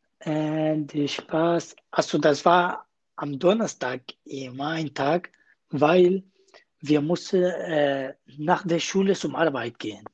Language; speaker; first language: German; non-native, learner; Kurdish